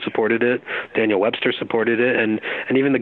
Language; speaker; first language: English; native; English